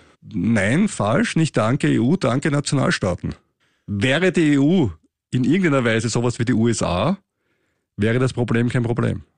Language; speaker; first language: German; native; German